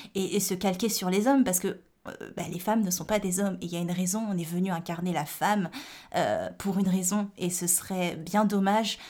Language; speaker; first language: French; native; French